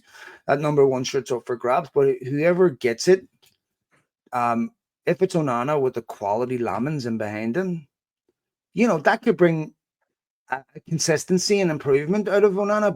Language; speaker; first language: English; native; English